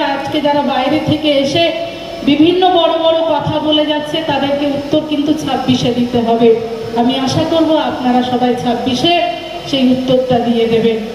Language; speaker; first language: Bangla; non-native, local second language; Santali